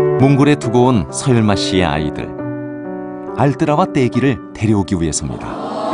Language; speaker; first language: Korean; native; Korean